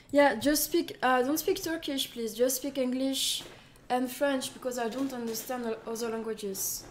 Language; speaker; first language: English; non-native, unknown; French